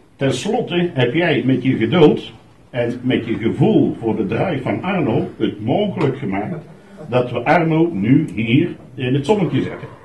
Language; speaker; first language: Dutch; native; Dutch